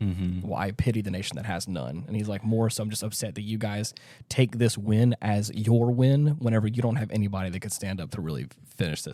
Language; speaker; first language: English; native; English